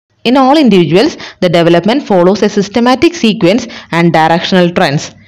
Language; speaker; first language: English; non-native, local second language; Malayalam